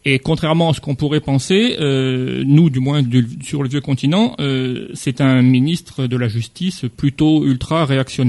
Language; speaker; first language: French; native; French